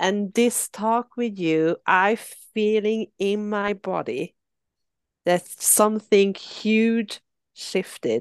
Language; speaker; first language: English; non-native, fluent; Swedish